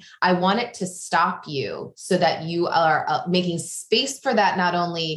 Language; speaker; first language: English; native; English